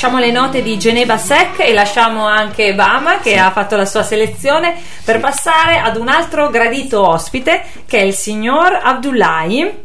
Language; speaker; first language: Italian; native; Italian